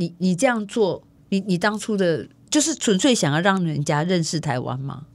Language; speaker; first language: Chinese; native; Chinese